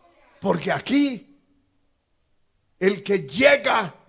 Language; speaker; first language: Spanish; native; Spanish